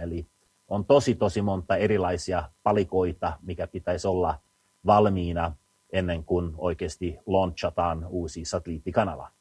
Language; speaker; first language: Finnish; early bilingual, heritage; Finnish